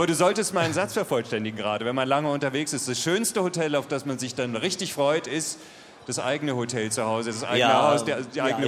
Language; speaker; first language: German; native; German